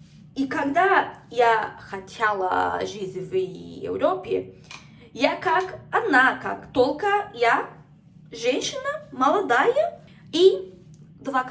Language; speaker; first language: Russian; non-native, learner; Spanish